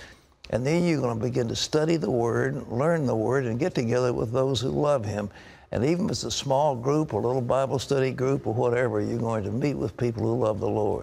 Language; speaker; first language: English; native; English